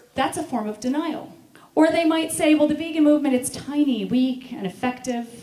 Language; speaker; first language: English; native; English